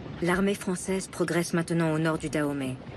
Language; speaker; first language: French; native; French